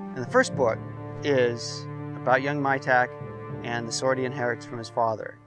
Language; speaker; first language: English; native; English